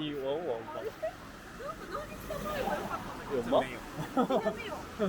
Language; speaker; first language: Chinese; non-native, fluent; Korean